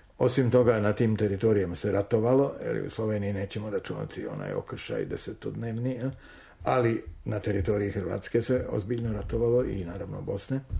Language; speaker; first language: Serbian; native; Serbian